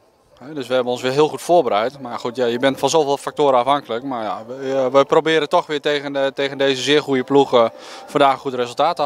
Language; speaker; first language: Dutch; native; Dutch